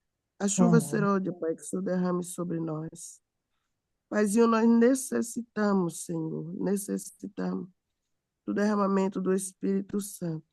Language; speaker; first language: Portuguese; native; Portuguese